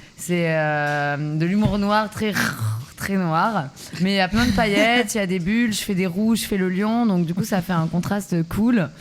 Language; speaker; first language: French; native; French